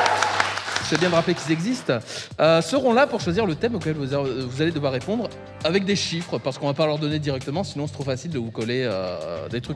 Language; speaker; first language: French; native; French